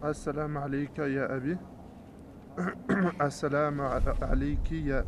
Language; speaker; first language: Arabic; non-native, learner; French